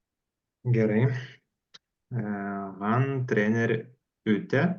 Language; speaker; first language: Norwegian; non-native, learner; Lithuanian